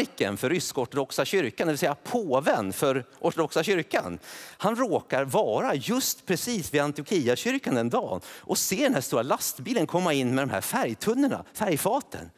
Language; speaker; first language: Swedish; native; Swedish